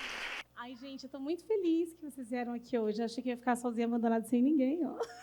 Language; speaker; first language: Portuguese; native; Portuguese